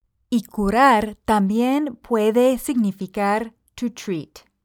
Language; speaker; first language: Spanish; non-native, fluent; English